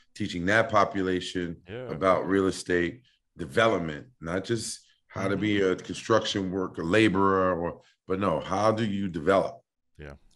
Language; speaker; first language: English; native; English